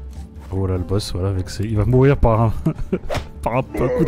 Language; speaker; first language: French; native; French